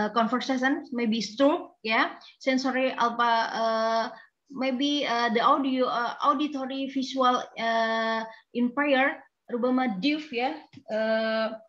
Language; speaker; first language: English; non-native, learner; Indonesian